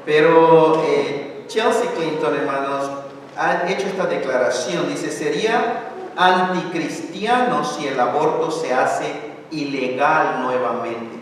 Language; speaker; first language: Spanish; native; Spanish